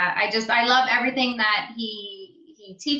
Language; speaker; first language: English; native; English